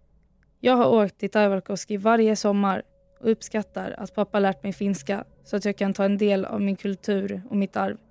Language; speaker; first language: Swedish; early bilingual, heritage; Finnish